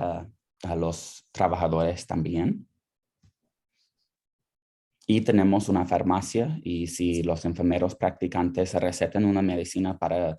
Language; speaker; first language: Spanish; non-native, fluent; English